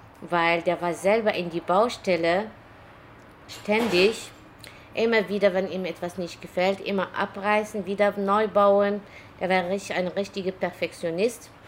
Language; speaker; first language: German; early bilingual, other home language; Arabic